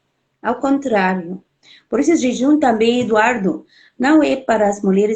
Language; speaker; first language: Portuguese; non-native, fluent; Arabic